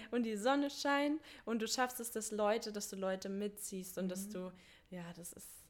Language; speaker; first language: German; early bilingual, other home language; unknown